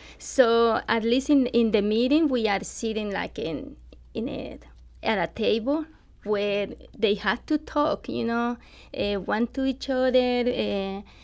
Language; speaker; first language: English; non-native, fluent; Spanish